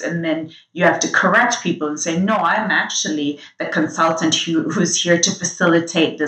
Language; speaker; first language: English; non-native, local second language; Shona